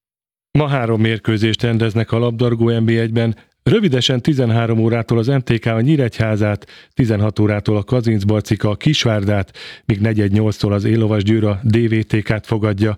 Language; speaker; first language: Hungarian; native; Hungarian